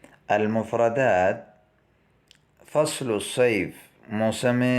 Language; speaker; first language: Arabic; non-native, fluent; Urdu